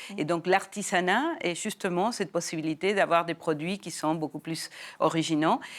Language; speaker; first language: French; non-native, fluent; Spanish